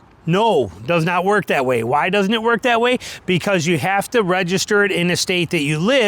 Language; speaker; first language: English; native; English